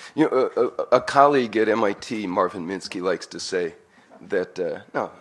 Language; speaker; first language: Portuguese; non-native, learner; English